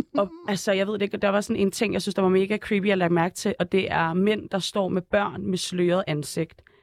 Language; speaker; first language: Danish; early bilingual, other home language; Arabic